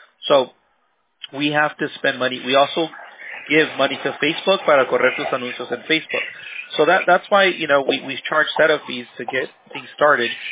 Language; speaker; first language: English; early bilingual, other home language; Spanish